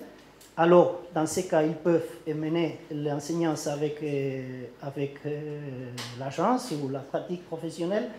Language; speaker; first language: French; non-native, learner; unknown